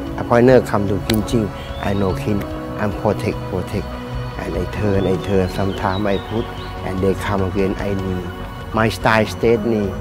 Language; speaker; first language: English; non-native, learner; Thai